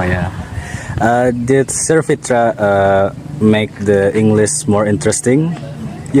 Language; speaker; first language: English; non-native, learner; Indonesian